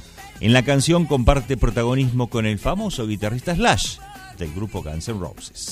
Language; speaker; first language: Spanish; native; Spanish